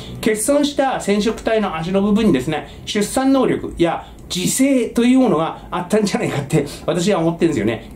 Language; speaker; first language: Japanese; native; Japanese